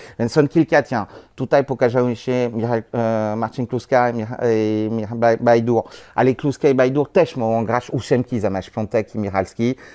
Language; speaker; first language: Polish; non-native, learner; French